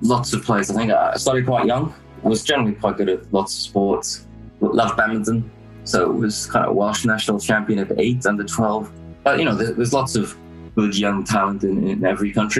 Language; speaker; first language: English; native; English